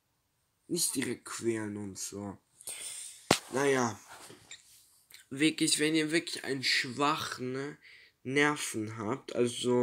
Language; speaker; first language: German; early bilingual, other home language; Turkish